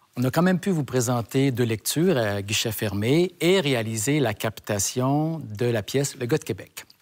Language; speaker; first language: French; native; French